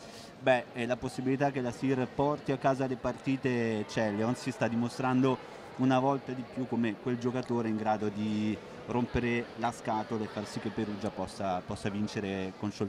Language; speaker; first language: Italian; native; Italian